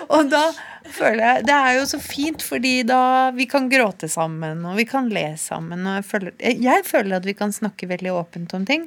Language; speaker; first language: Norwegian; native; Norwegian